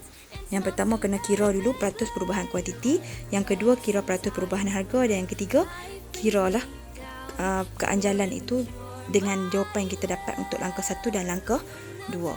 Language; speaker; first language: Malay; native; Malay